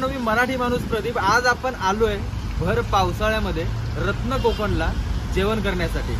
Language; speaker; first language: Marathi; native; Marathi